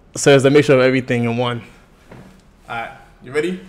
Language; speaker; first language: English; native; English